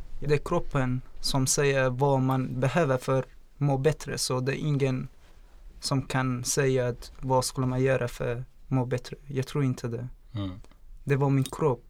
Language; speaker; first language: Swedish; non-native, fluent; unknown